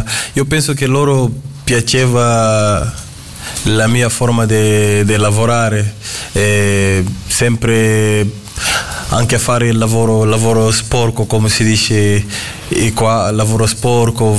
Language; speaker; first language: Italian; non-native, fluent; Portuguese